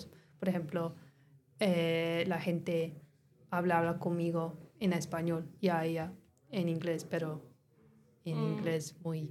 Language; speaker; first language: Spanish; non-native, learner; English